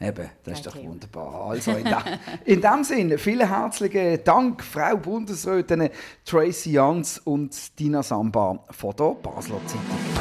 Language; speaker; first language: German; native; German